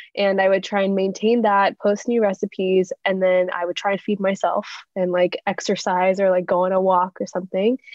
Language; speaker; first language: English; native; English